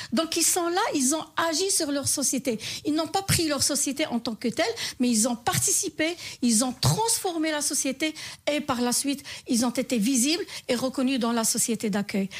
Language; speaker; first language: French; non-native, local second language; Arabic